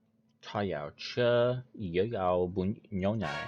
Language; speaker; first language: Chinese; non-native, learner; English